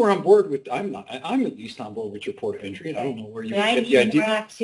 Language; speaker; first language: English; native; English